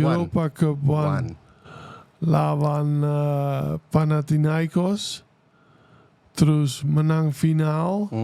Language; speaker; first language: Indonesian; non-native, fluent; Dutch